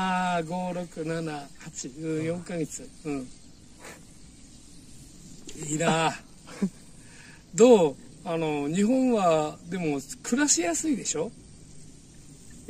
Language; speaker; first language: Japanese; native; Japanese